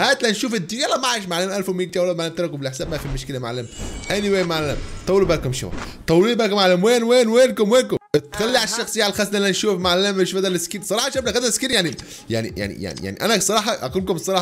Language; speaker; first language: Arabic; native; Arabic